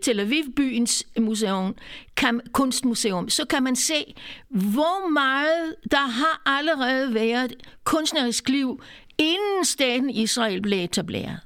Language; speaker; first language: Danish; non-native, fluent; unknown